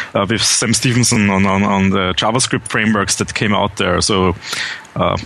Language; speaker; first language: English; non-native, fluent; German